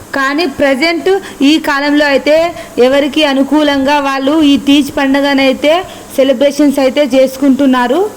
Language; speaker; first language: Telugu; non-native, local second language; Lambadi